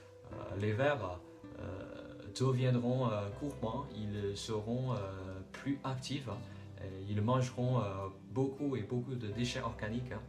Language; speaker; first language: French; non-native, learner; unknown